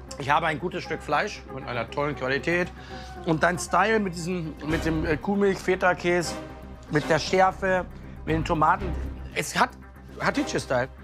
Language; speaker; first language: German; native; German